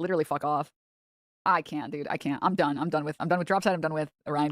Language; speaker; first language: English; native; English